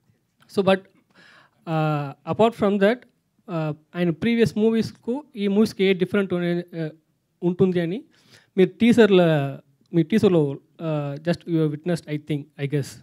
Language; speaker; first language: Telugu; non-native, fluent; Tamil